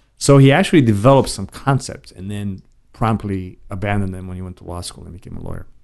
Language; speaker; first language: English; non-native, fluent; Romanian